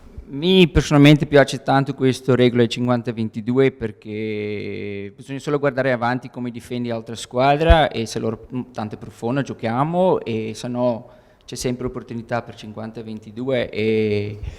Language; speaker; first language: Italian; non-native, learner; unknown